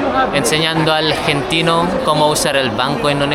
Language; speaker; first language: Spanish; non-native, fluent; Indonesian